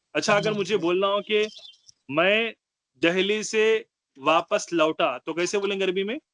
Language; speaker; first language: Urdu; native; Urdu